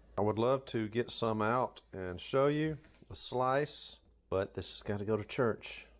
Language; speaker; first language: English; native; English